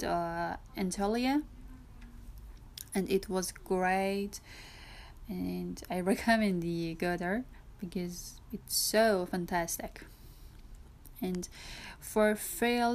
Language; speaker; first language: English; non-native, learner; Persian